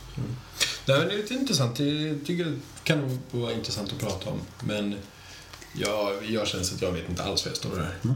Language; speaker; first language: Swedish; native; Swedish